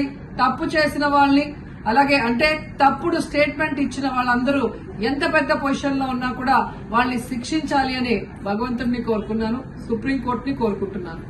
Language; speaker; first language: Telugu; native; Telugu